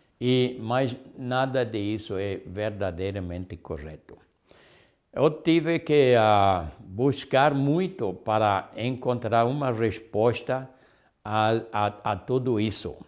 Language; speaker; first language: Portuguese; non-native, fluent; Spanish